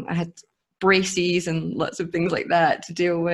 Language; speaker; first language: English; native; English